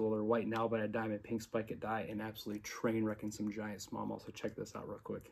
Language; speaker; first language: English; native; English